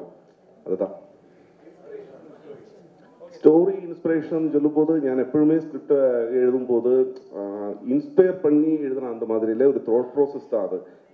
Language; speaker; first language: Tamil; non-native, learner; Malayalam